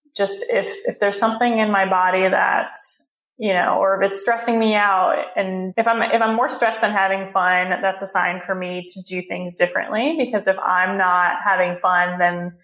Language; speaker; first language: English; early bilingual, other home language; Hebrew